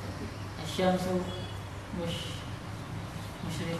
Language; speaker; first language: Arabic; non-native, learner; Indonesian